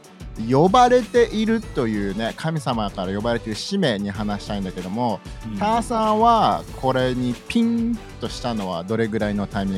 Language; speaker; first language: Japanese; native; Japanese